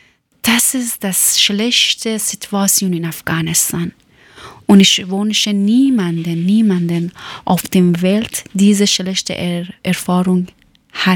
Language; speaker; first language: German; non-native, learner; Persian